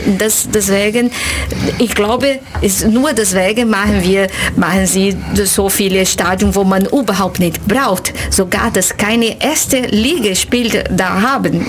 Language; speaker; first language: German; non-native, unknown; Portuguese